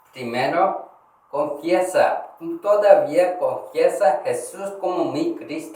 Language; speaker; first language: Spanish; non-native, learner; Korean